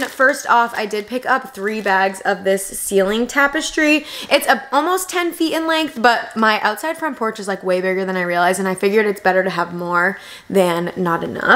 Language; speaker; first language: English; native; English